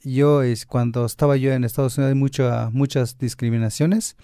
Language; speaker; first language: Spanish; non-native, local second language; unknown